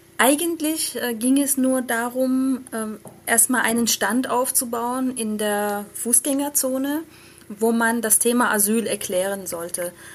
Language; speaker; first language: German; early bilingual, other home language; Persian